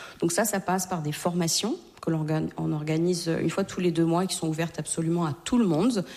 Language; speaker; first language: French; native; French